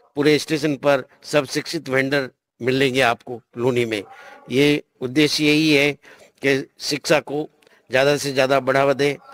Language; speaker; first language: Hindi; native; Hindi